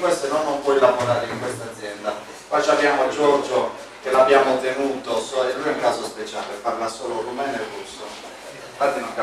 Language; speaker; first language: Italian; native; Italian